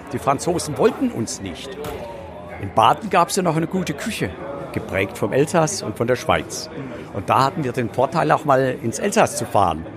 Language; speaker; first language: German; native; German